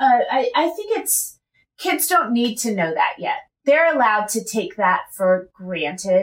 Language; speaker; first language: English; native; English